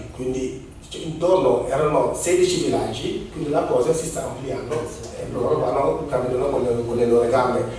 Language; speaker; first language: Italian; non-native, fluent; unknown